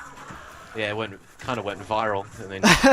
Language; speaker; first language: English; native; English